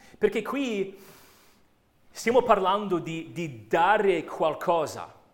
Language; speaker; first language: Italian; non-native, fluent; English